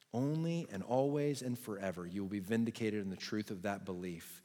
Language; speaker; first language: English; native; English